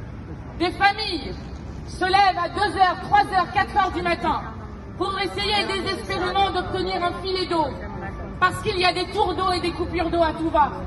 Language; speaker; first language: French; native; French